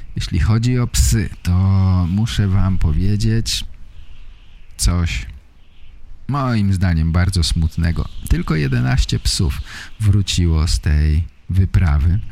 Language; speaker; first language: Polish; native; Polish